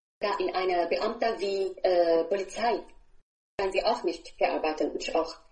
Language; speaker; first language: German; non-native, learner; Arabic